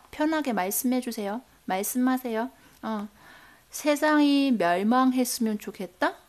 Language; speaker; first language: Korean; non-native, fluent; Chinese